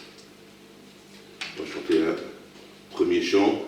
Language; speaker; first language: French; native; French